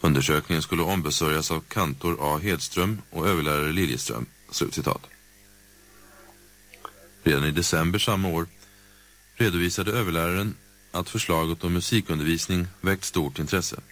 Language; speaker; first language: Swedish; native; Swedish